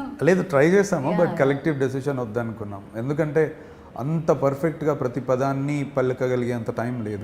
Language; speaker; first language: Telugu; native; Telugu